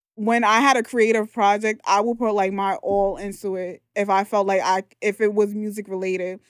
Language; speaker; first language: English; native; English